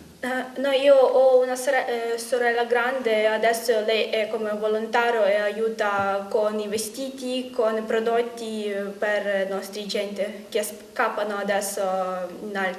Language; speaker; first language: Italian; non-native, learner; Ukrainian